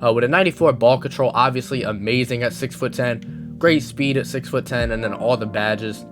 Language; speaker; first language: English; native; English